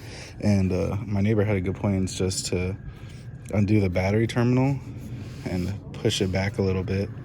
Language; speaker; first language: English; native; English